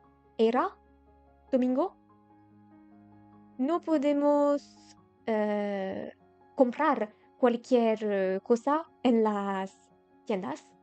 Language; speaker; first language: Spanish; non-native, learner; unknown